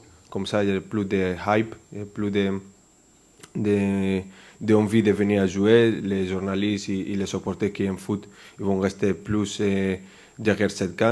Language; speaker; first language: French; non-native, fluent; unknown